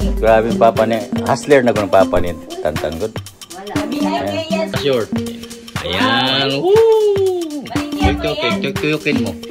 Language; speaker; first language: Filipino; non-native, local second language; Cebuano